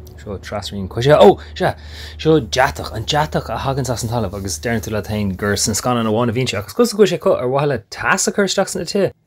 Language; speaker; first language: Irish; non-native, local second language; English